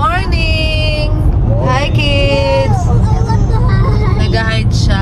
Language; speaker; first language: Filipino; native; Filipino